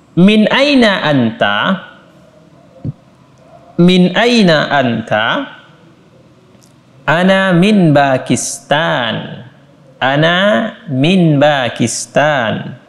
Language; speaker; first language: Arabic; non-native, fluent; Indonesian